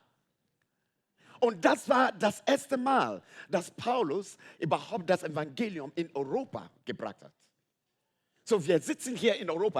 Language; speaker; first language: German; non-native, fluent; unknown